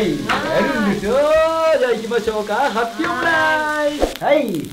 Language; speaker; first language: Japanese; native; Japanese